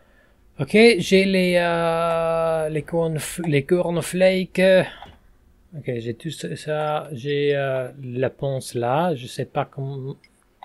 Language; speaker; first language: French; non-native, fluent; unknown